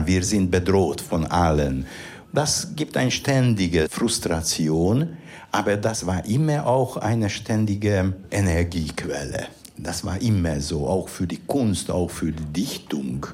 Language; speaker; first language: German; non-native, fluent; Hungarian